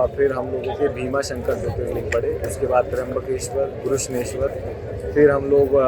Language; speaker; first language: Hindi; native; Hindi